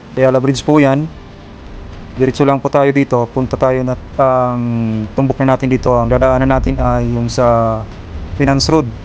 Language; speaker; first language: Filipino; non-native, local second language; Waray